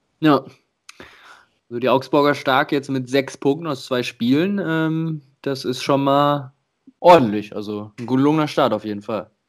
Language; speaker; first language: German; native; German